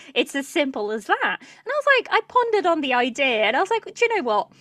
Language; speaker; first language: English; early bilingual, other home language; Portuguese